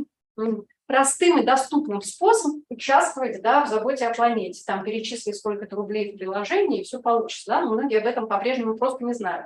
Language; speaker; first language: Russian; native; Russian